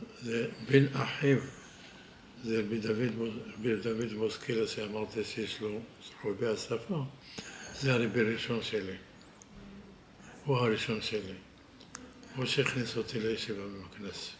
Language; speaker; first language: Hebrew; non-native, fluent; Arabic